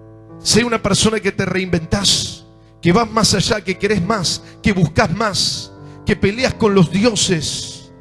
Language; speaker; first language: Spanish; native; Spanish